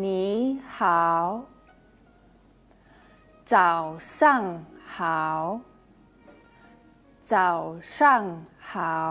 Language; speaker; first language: Chinese; non-native, fluent; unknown